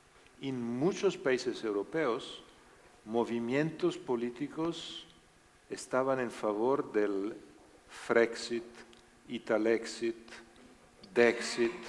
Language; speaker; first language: Spanish; non-native, learner; Italian